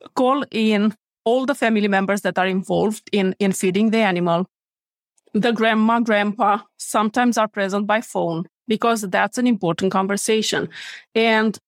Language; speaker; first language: English; non-native, fluent; Romanian